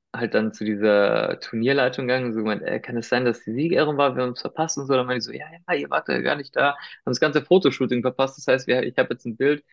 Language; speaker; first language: German; early bilingual, other home language; Spanish